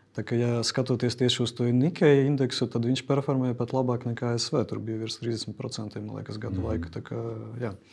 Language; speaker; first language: Latvian; non-native, local second language; Russian